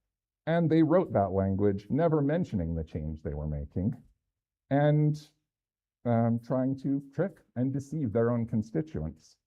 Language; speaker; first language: English; native; English